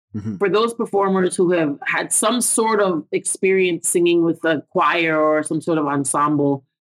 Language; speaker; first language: English; native; English